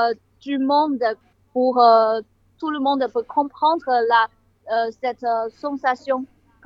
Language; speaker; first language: French; non-native, learner; Chinese